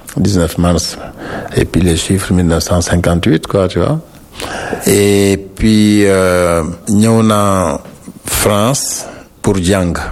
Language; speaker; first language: French; non-native, local second language; Wolof